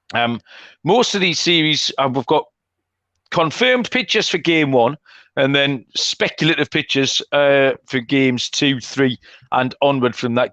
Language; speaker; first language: English; native; English